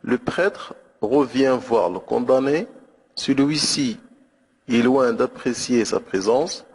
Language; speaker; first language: French; non-native, local second language; Arabic